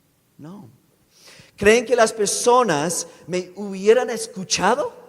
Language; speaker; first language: Spanish; non-native, fluent; English